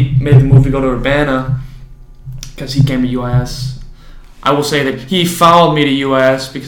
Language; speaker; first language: English; native; English